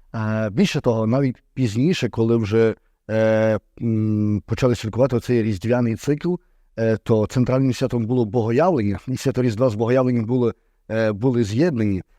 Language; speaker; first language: Ukrainian; native; Ukrainian